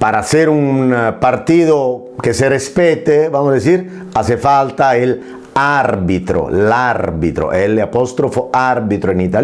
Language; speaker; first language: Spanish; non-native, fluent; Italian